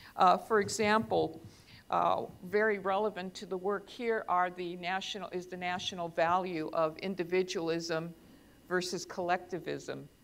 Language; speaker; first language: English; native; English